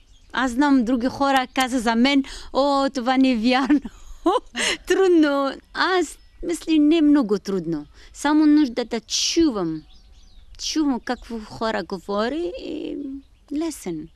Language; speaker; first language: Bulgarian; non-native, learner; Arabic